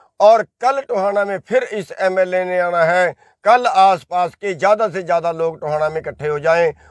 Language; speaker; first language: Hindi; native; Hindi